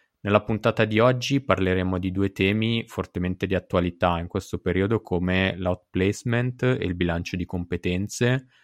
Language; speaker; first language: Italian; native; Italian